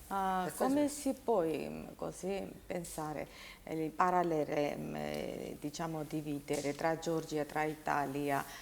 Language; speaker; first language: Italian; non-native, learner; Georgian